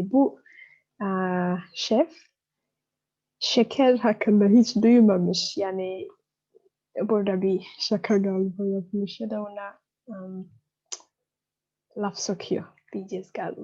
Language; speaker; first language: Turkish; non-native, fluent; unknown